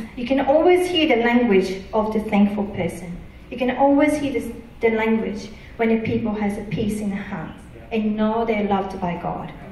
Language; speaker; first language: English; non-native, fluent; Japanese